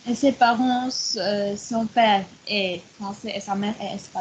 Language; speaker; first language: French; non-native, learner; Arabic